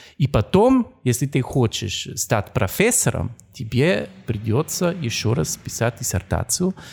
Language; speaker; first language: Russian; non-native, fluent; German